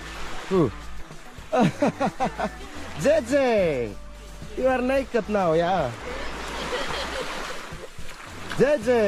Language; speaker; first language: English; non-native, learner; Indonesian